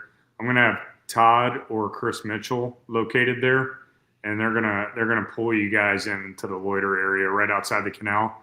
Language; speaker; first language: English; native; English